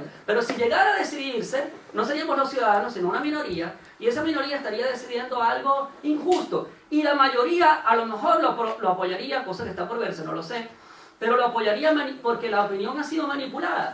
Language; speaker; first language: Spanish; native; Spanish